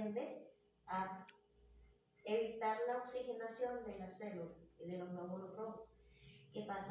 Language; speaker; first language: Spanish; native; Spanish